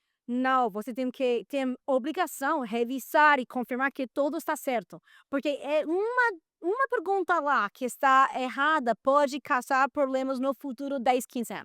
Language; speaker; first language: Portuguese; non-native, fluent; Spanish